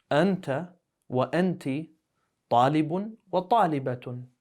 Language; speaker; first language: Arabic; non-native, fluent; English